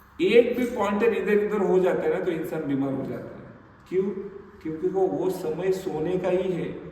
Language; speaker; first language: Hindi; non-native, local second language; Marathi